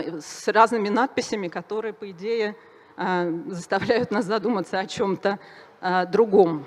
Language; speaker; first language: Russian; native; Russian